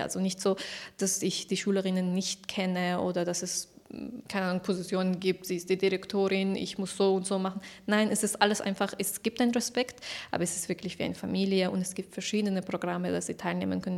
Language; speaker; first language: German; non-native, fluent; Persian